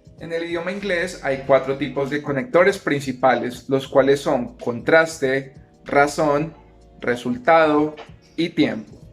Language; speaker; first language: Spanish; native; Spanish